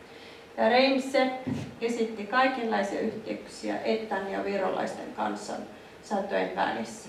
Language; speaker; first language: Finnish; non-native, fluent; Icelandic